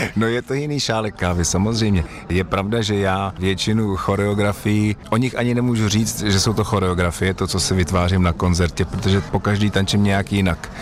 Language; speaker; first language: Czech; native; Czech